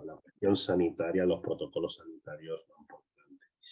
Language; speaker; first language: Spanish; native; Spanish